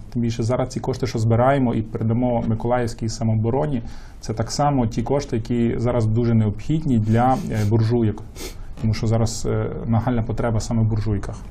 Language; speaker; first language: Ukrainian; native; Ukrainian